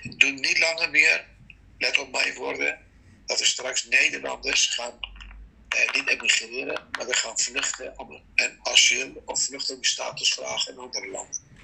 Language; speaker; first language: Dutch; non-native, fluent; Persian